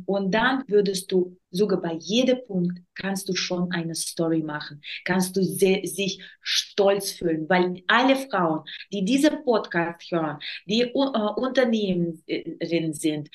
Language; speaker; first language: German; non-native, learner; Russian